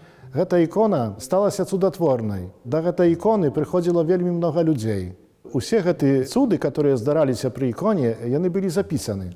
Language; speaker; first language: Polish; non-native, local second language; Belarusian